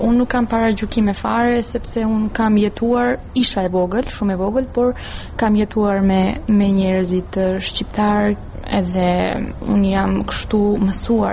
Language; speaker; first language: Albanian; non-native, fluent; Serbian